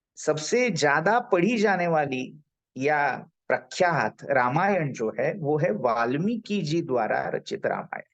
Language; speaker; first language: Hindi; non-native, local second language; Marathi